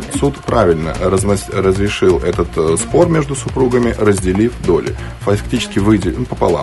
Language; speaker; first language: Russian; native; Russian